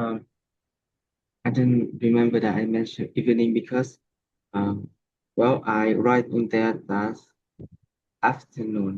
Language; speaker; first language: English; non-native, learner; Vietnamese